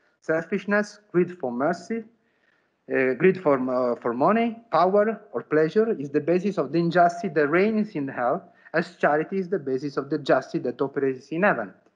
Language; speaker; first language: English; non-native, fluent; Italian